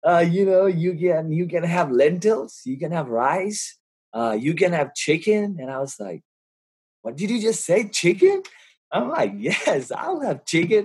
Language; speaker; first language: English; non-native, local second language; Bangla